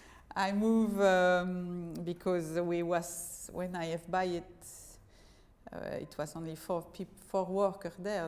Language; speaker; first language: English; non-native, fluent; French